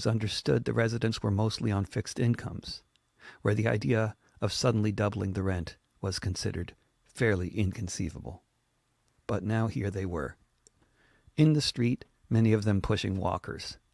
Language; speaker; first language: English; native; English